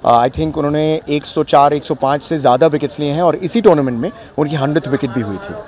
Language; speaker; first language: Hindi; native; Hindi